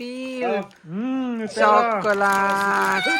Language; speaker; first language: German; non-native, learner; Thai